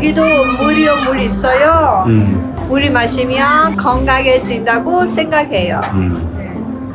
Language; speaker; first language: Korean; non-native, learner; Persian